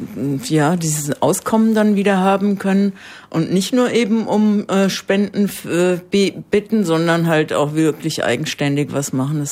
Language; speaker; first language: German; native; German